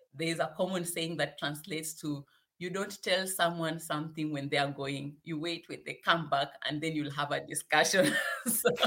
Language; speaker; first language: English; non-native, local second language; Swahili